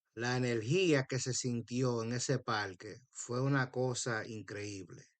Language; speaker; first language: Spanish; early bilingual, heritage; Spanish